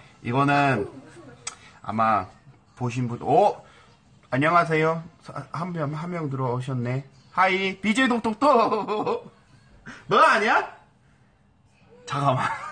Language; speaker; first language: Korean; non-native, fluent; English